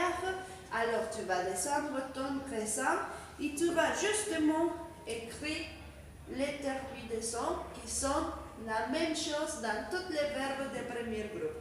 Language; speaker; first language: French; non-native, fluent; Spanish